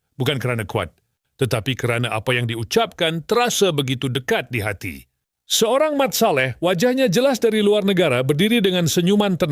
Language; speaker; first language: Malay; native; Malay